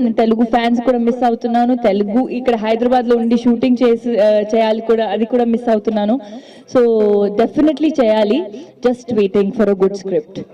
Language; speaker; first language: Telugu; non-native, local second language; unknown